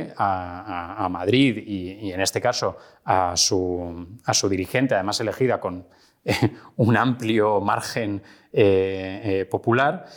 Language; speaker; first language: Spanish; native; Spanish